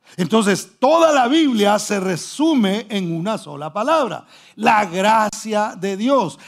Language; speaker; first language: Spanish; early bilingual, heritage; Spanish